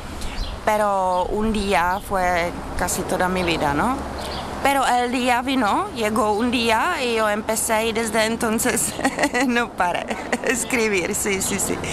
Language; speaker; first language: Spanish; non-native, fluent; Czech